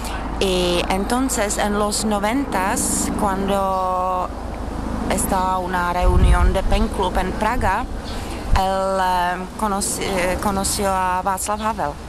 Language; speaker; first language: Spanish; non-native, learner; Czech